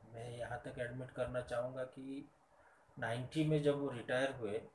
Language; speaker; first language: Hindi; non-native, local second language; Marathi